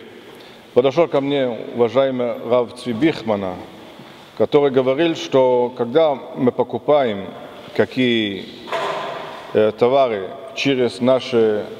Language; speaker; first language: Russian; non-native, fluent; German